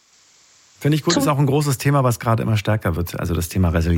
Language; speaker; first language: German; native; German